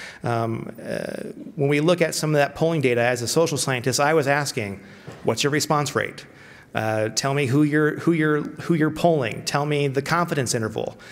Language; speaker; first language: English; native; English